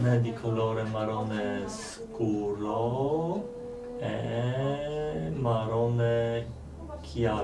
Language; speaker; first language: Italian; non-native, learner; Polish